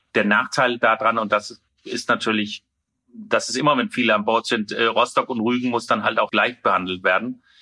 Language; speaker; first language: German; non-native, fluent; Danish